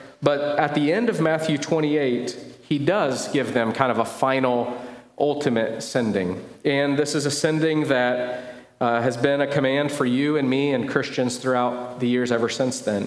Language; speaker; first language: English; native; English